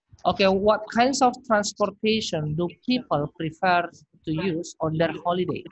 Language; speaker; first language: English; non-native, fluent; Indonesian